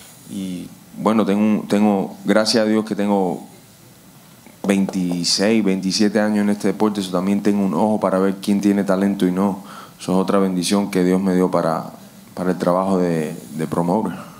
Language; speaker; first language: Spanish; early bilingual, heritage; Spanish